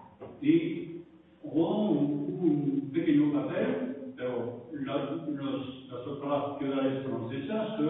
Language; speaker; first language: Spanish; non-native, fluent; French